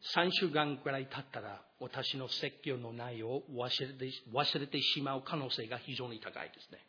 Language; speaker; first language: Japanese; non-native, fluent; English